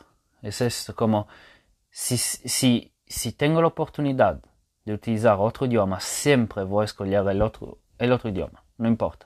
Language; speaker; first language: Spanish; non-native, fluent; Italian